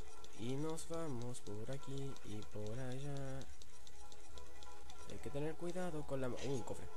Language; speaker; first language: Spanish; native; Spanish